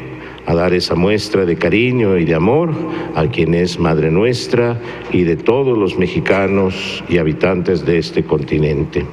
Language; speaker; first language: Spanish; native; Spanish